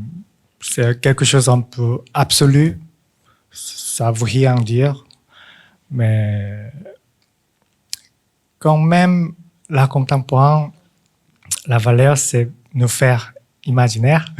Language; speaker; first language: French; non-native, fluent; Korean